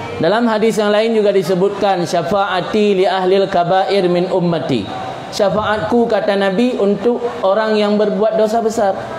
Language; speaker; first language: Malay; non-native, local second language; Achinese